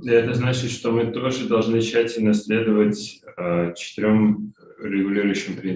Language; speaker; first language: Russian; native; Russian